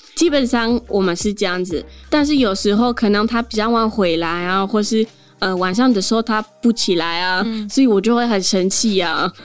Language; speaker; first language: Chinese; non-native, fluent; French